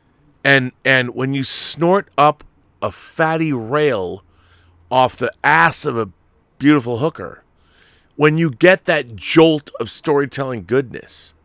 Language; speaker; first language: English; native; English